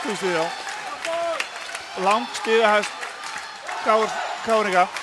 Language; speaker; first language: Icelandic; native; Icelandic